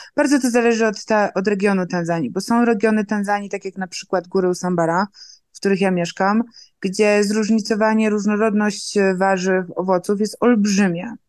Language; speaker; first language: Polish; native; Polish